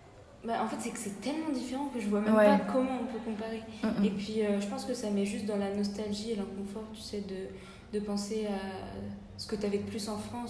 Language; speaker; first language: French; native; French